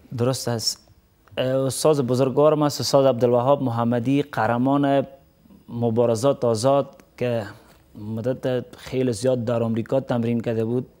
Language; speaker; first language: Persian; native; Persian